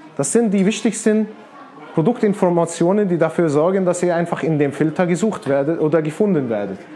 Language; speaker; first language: German; non-native, fluent; Arabic